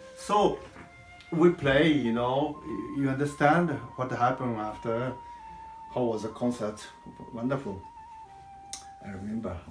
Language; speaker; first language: English; non-native, learner; Japanese